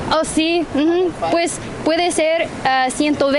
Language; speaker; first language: Spanish; non-native, learner; English